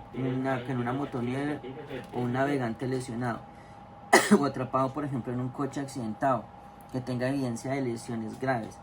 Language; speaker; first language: Spanish; native; Spanish